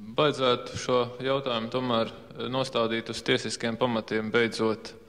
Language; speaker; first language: Latvian; native; Latvian